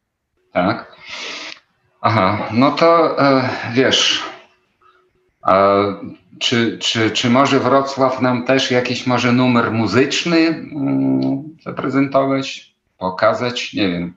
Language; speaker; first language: Polish; non-native, fluent; Ukrainian